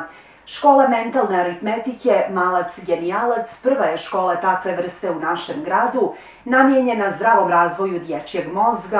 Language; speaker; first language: Croatian; native; Croatian